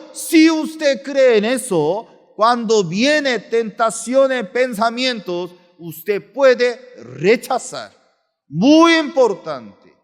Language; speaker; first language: Spanish; non-native, fluent; Korean